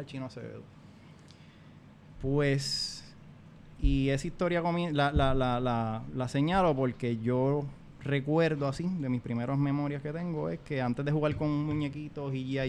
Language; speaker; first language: Spanish; native; Spanish